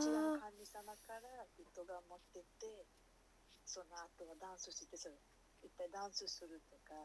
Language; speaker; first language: Japanese; non-native, learner; Nepali